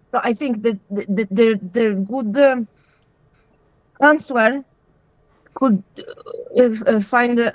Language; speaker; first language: English; non-native, learner; Italian